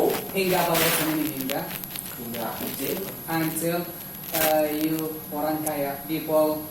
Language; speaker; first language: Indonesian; non-native, learner; Arabic